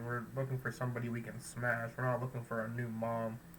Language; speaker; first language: English; native; English